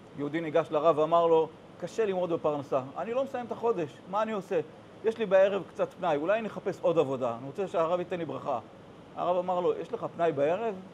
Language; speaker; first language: Hebrew; native; Hebrew